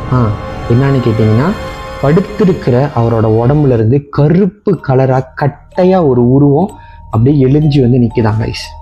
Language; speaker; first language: Tamil; early bilingual, heritage; Tamil